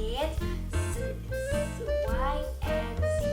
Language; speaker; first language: English; non-native, learner; Indonesian